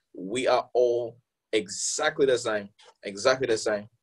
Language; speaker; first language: English; early bilingual, other home language; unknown